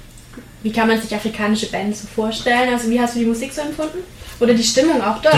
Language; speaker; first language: German; native; German